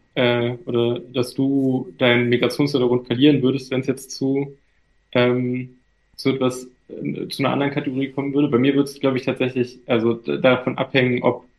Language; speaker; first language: German; native; German